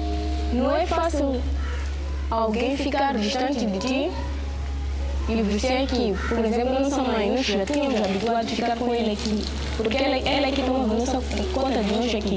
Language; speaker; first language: Portuguese; non-native, local second language; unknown